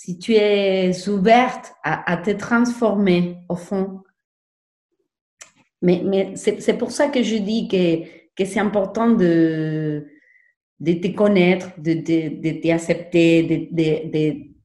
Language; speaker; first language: French; non-native, learner; Spanish